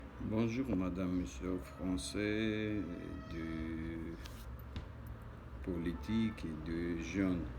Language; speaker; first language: French; non-native, learner; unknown